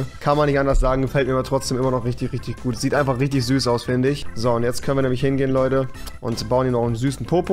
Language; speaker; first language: German; native; German